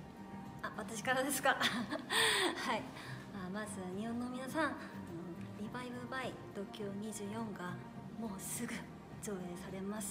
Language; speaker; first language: Japanese; non-native, fluent; Korean